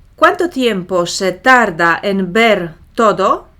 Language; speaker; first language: Spanish; non-native, fluent; Polish